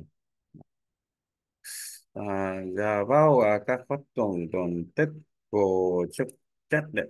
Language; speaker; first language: Vietnamese; non-native, learner; Korean